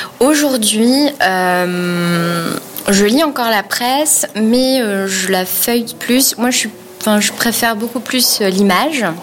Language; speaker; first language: French; native; French